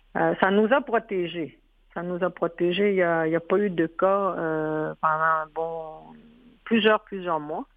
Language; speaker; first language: French; non-native, local second language; Innu-aimun